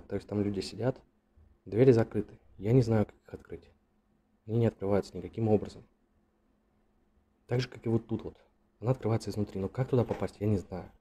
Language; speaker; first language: Russian; native; Russian